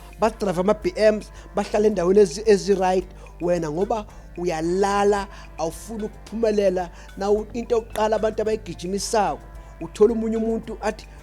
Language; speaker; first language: Zulu; native; Zulu